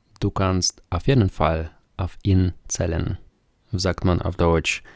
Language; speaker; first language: German; non-native, fluent; Ukrainian